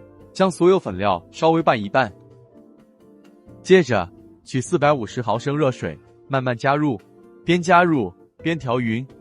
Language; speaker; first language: Chinese; native; Chinese